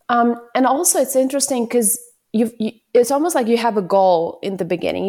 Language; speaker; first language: English; non-native, fluent; Ukrainian